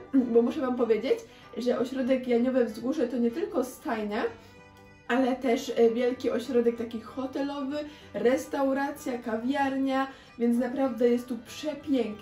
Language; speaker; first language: Polish; native; Polish